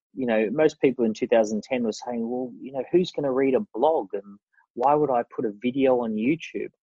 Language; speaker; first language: English; native; English